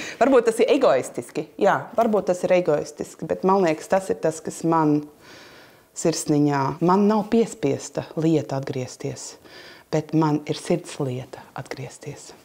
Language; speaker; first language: Latvian; native; Latvian